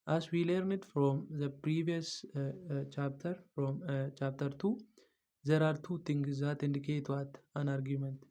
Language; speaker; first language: English; non-native, local second language; Amharic